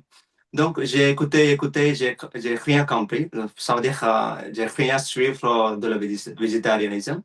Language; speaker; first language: French; non-native, learner; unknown